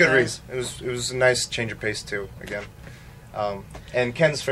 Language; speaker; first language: English; native; English